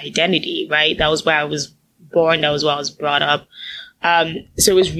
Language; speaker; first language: English; non-native, local second language; Akan